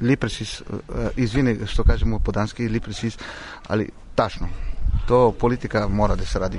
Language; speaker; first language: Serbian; non-native, learner; Romanian